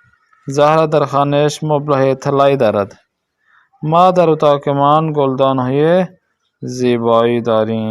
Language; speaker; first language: Persian; non-native, fluent; Urdu